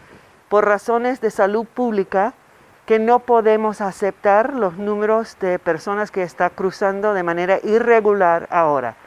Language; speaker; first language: Spanish; non-native, fluent; English